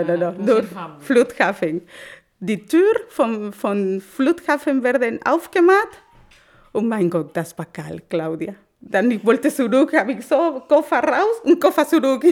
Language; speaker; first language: German; non-native, learner; Spanish